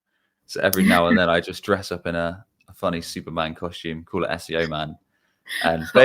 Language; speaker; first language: English; native; English